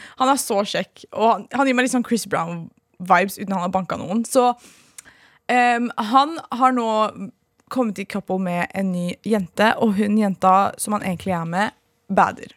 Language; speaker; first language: Norwegian; native; Norwegian